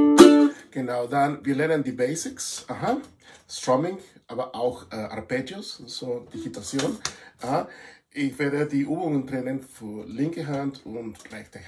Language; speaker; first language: German; non-native, fluent; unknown